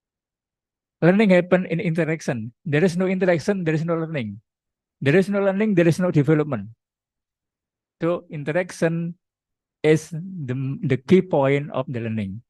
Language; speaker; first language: English; non-native, learner; Indonesian